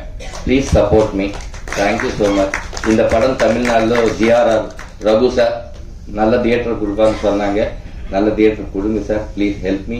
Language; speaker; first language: Tamil; non-native, learner; Telugu